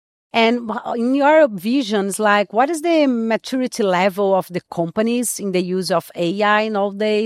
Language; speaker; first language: English; non-native, fluent; Portuguese